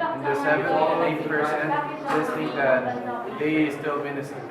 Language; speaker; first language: English; non-native, learner; Spanish